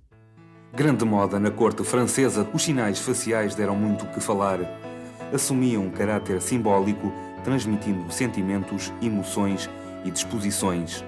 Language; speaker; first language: Portuguese; native; Portuguese